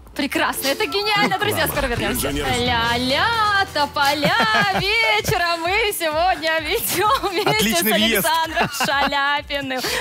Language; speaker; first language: Russian; native; Russian